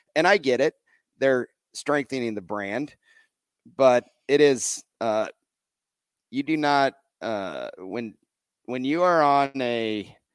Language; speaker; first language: English; native; English